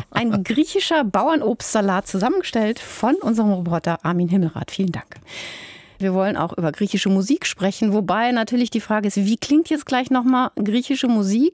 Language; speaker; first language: German; native; German